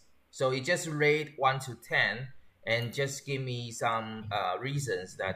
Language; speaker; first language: English; non-native, learner; Chinese